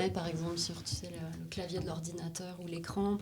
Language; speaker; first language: French; native; French